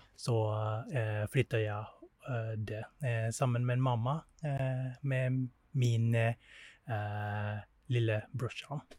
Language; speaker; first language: Swedish; non-native, fluent; Thai